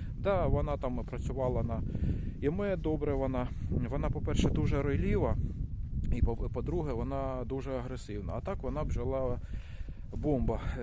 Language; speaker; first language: Ukrainian; non-native, local second language; Russian